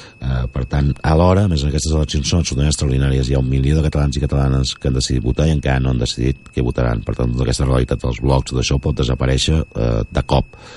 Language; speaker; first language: Catalan; native; Catalan